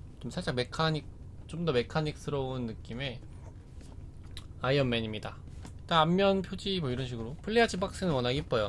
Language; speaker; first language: Korean; native; Korean